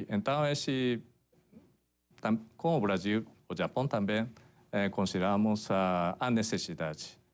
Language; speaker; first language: Portuguese; non-native, fluent; Japanese